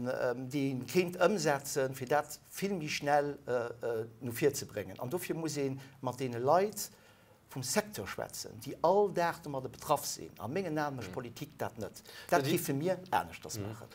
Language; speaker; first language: German; non-native, local second language; Luxembourgish